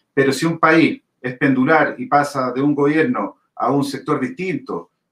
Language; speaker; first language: Spanish; native; Spanish